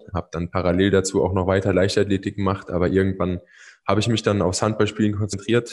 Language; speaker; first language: German; native; German